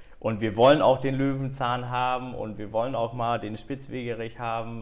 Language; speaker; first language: German; native; German